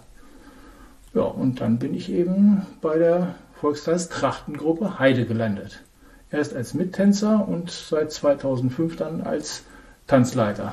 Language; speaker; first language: German; native; German